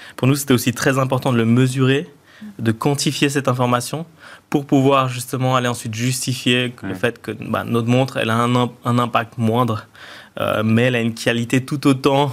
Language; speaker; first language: French; native; French